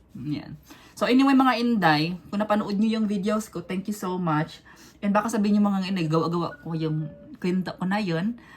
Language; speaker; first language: Filipino; non-native, local second language; Cebuano